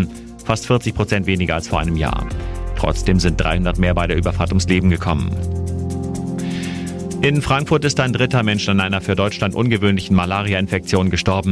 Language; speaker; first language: German; native; German